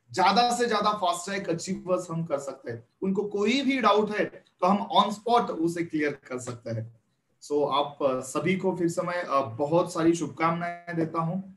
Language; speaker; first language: Hindi; non-native, local second language; Marathi